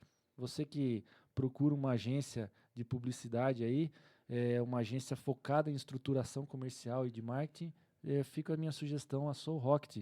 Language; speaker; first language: Portuguese; native; Portuguese